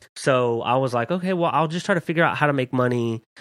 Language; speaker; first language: English; native; English